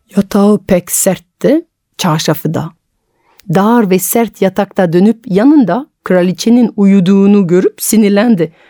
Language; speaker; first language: Turkish; non-native, fluent; French